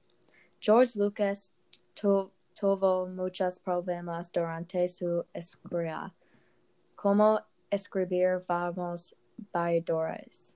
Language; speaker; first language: Spanish; non-native, learner; English